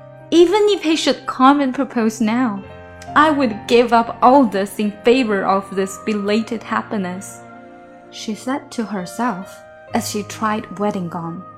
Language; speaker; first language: English; non-native, fluent; Chinese